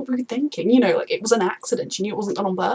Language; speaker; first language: English; native; English